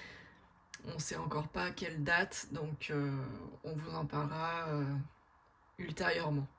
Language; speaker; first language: French; native; French